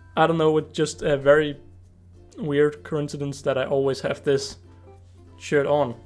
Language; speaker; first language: English; non-native, fluent; Danish